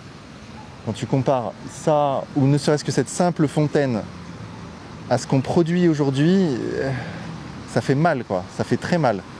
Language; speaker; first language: French; native; French